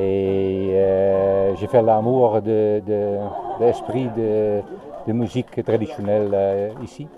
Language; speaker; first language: French; non-native, learner; Dutch